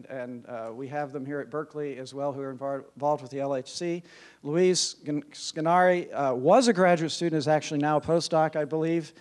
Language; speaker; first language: English; native; English